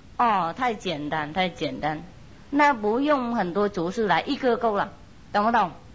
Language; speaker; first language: Chinese; non-native, fluent; Vietnamese